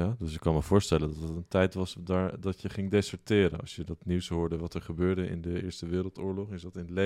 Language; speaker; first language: Dutch; native; Dutch